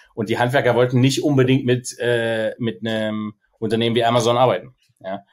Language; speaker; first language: German; native; German